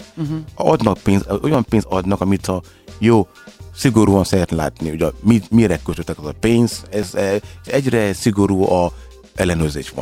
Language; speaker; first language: Hungarian; non-native, learner; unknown